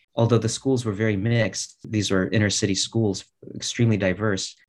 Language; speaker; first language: English; early bilingual, other home language; Russian